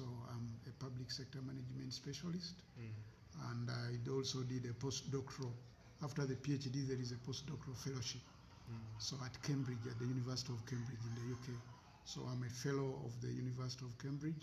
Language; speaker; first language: English; non-native, local second language; Ganda